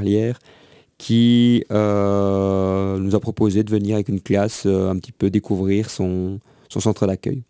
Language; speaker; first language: French; native; French